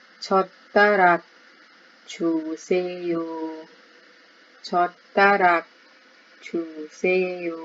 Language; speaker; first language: Korean; non-native, fluent; Thai